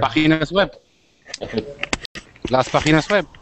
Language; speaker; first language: Spanish; non-native, learner; Arabic